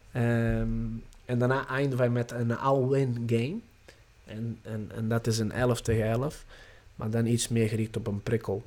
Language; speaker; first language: Dutch; non-native, fluent; Portuguese